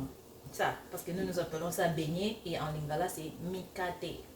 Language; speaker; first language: French; non-native, local second language; Lingala